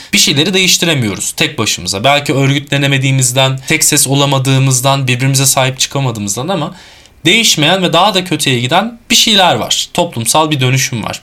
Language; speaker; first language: Turkish; native; Turkish